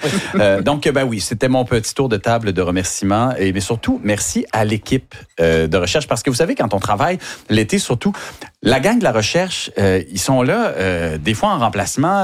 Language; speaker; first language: French; native; French